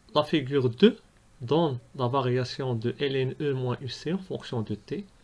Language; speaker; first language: French; non-native, local second language; Arabic